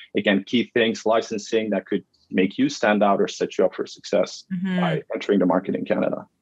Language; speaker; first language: English; non-native, fluent; Dutch